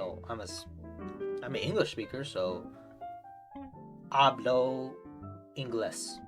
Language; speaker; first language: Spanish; non-native, learner; English